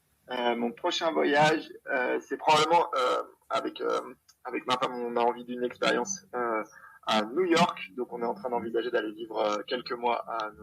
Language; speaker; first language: French; native; French